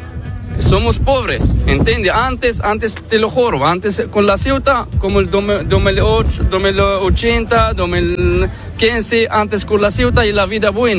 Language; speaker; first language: Spanish; non-native, learner; Arabic